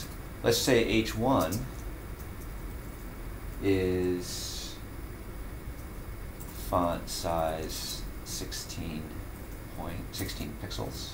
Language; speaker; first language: English; native; English